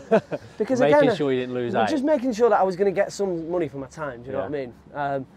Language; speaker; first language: English; native; English